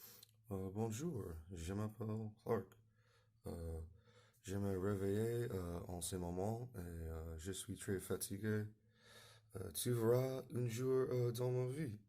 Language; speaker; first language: French; non-native, learner; English